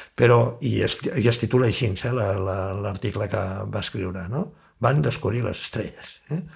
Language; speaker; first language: Catalan; native; Catalan